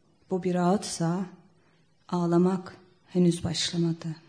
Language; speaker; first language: Turkish; non-native, local second language; Kurdish